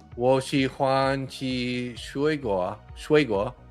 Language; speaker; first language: Chinese; non-native, learner; English